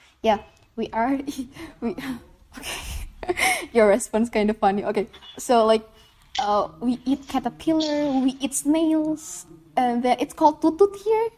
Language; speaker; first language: English; non-native, fluent; Indonesian